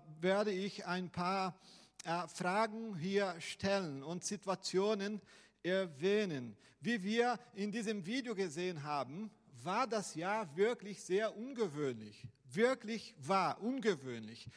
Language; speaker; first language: German; non-native, fluent; Portuguese